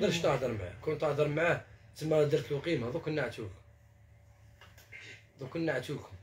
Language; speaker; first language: Arabic; native; Arabic